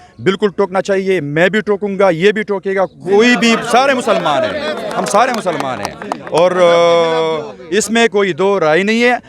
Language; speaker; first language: Urdu; non-native, local second language; Pashto